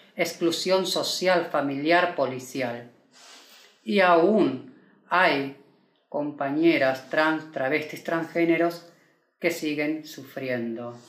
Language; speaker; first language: Spanish; native; Spanish